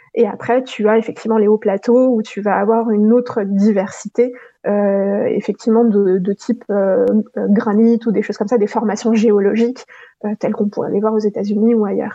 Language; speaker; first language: French; non-native, local second language; Gujarati